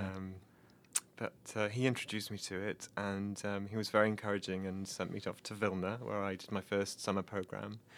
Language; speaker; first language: English; native; English